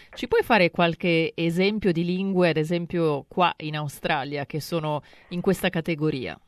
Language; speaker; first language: Italian; native; Italian